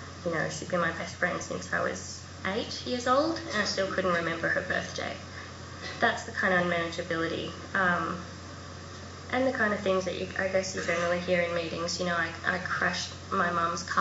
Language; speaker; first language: English; native; English